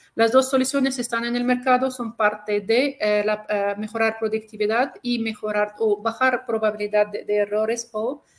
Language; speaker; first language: Spanish; non-native, fluent; Arabic